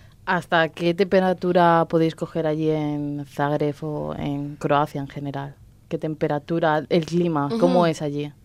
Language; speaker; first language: Spanish; native; Spanish